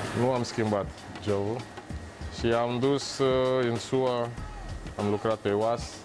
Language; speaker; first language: Romanian; non-native, learner; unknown